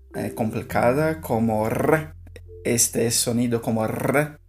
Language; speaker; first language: Spanish; non-native, learner; Portuguese